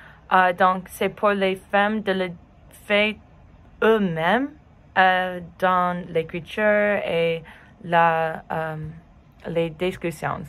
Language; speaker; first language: French; non-native, learner; English